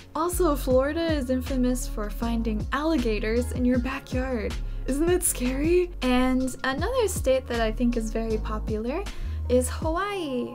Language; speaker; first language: English; native; English